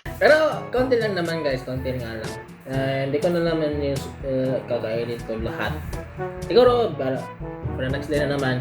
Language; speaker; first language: Filipino; non-native, local second language; Cebuano